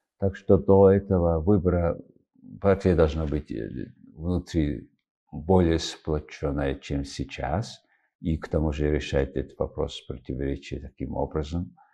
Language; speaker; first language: Russian; non-native, fluent; Mongolian